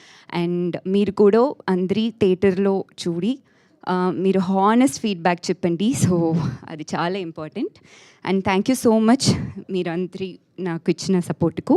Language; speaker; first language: Telugu; non-native, learner; Tamil